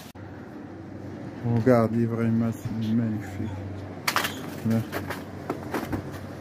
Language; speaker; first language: French; non-native, fluent; Arabic